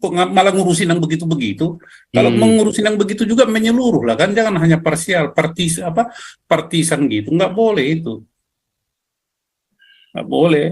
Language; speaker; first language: Indonesian; native; Indonesian